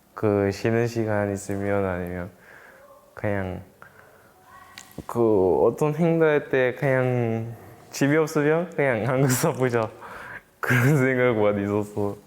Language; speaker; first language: Korean; early bilingual, other home language; English